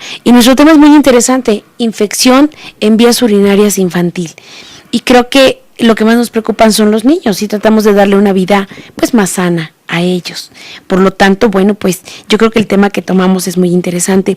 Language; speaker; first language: Spanish; native; Spanish